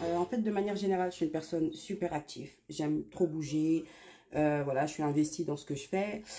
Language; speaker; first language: French; native; French